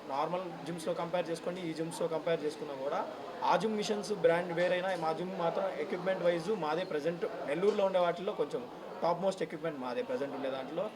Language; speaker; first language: Telugu; native; Telugu